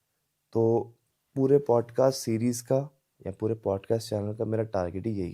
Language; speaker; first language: Hindi; native; Hindi